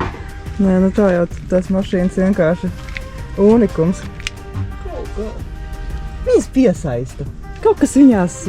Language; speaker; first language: Latvian; native; Latvian